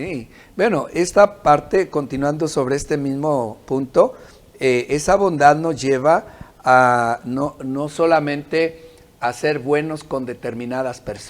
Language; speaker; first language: Spanish; native; Spanish